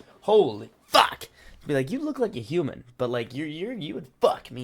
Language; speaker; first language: English; native; English